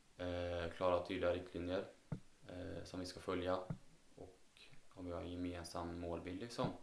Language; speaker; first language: Swedish; native; Swedish